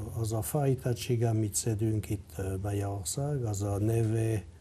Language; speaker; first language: Hungarian; non-native, learner; French